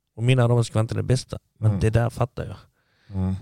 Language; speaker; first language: Swedish; early bilingual, other home language; Arabic